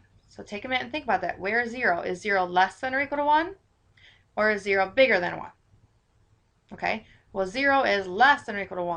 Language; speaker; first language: English; native; English